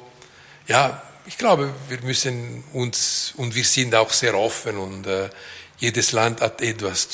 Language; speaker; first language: German; non-native, local second language; French